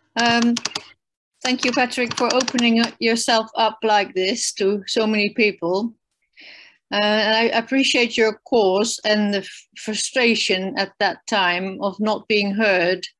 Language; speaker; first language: English; native; English